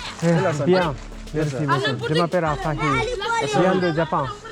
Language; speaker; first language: French; non-native, learner; Japanese